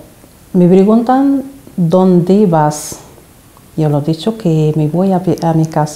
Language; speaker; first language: Spanish; non-native, learner; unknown